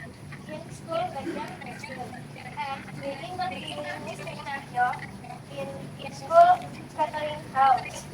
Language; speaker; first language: English; non-native, learner; Indonesian